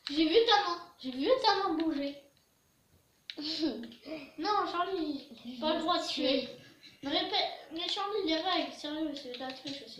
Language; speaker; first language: French; native; French